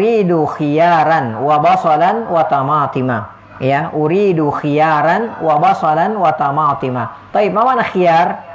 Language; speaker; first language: Arabic; non-native, fluent; Indonesian